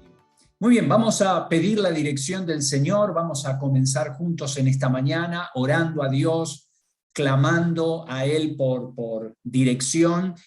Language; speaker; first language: Spanish; native; Spanish